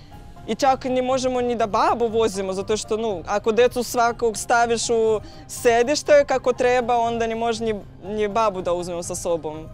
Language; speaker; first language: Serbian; non-native, learner; Russian